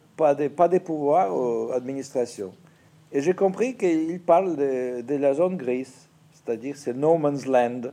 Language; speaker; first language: French; non-native, fluent; Ukrainian